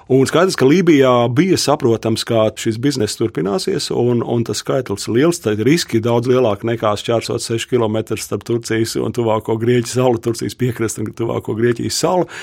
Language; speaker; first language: Latvian; native; Latvian